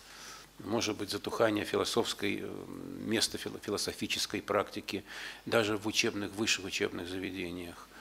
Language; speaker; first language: Russian; native; Russian